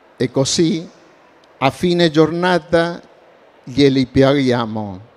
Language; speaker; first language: Italian; non-native, learner; Spanish